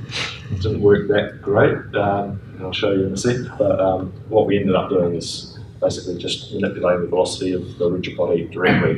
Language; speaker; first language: English; native; English